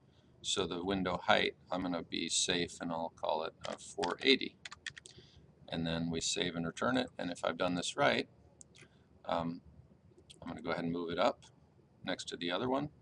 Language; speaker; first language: English; native; English